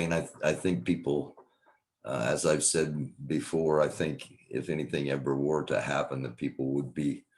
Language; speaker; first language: English; native; English